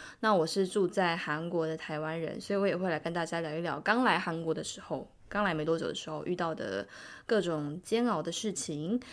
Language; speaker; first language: Chinese; native; Chinese